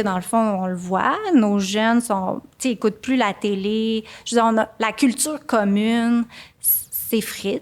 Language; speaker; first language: French; native; French